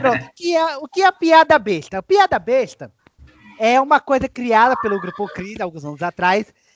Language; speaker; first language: Portuguese; native; Portuguese